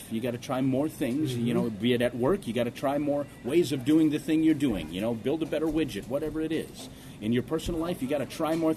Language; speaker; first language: English; native; English